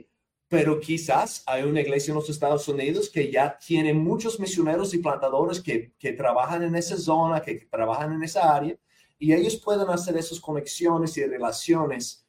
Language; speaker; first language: Spanish; non-native, fluent; English